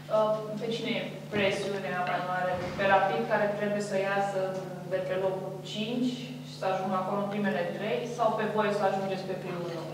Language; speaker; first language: Romanian; native; Romanian